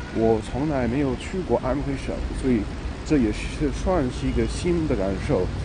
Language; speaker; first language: Chinese; non-native, fluent; English